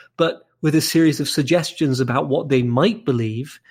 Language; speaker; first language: English; native; English